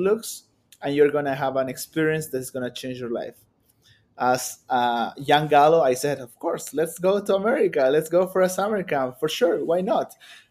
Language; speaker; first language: English; non-native, fluent; Spanish